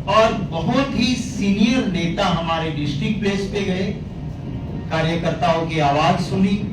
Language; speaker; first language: Hindi; non-native, local second language; Gujarati